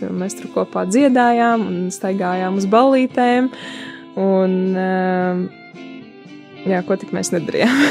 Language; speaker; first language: Latvian; native; Latvian